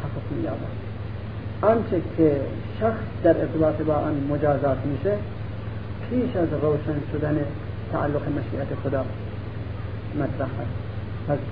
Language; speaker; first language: Persian; non-native, local second language; Central Kurdish